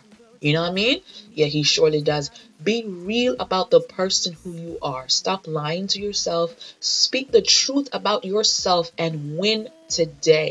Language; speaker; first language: English; native; English